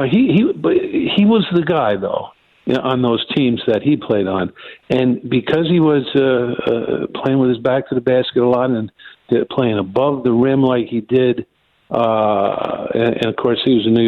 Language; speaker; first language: English; native; English